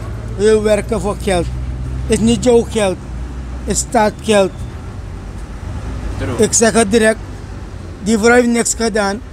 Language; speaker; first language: Dutch; non-native, local second language; Sranan Tongo